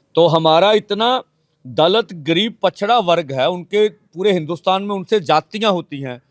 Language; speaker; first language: Hindi; non-native, local second language; Punjabi